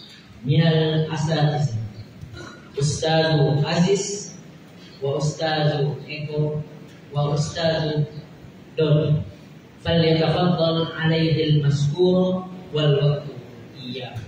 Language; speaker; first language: Arabic; non-native, learner; Indonesian